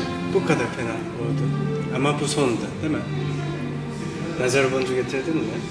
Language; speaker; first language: Turkish; non-native, learner; Korean